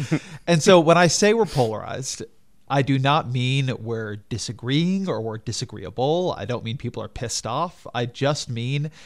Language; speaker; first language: English; native; English